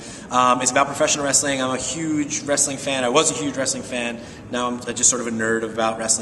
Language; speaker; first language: English; native; English